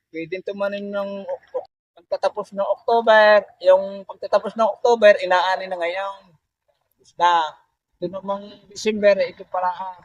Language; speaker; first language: Filipino; native; Filipino